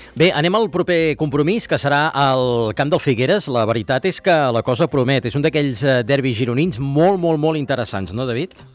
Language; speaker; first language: Catalan; native; Catalan